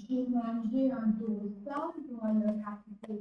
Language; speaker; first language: French; non-native, learner; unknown